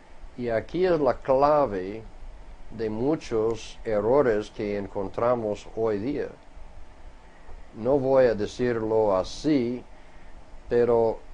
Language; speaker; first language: Spanish; non-native, fluent; English